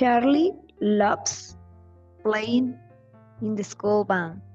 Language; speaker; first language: English; non-native, learner; Spanish